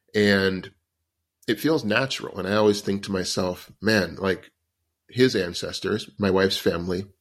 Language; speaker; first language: English; native; English